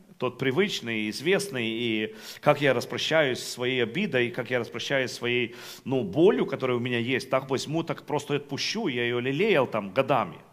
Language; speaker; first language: Russian; non-native, local second language; Ukrainian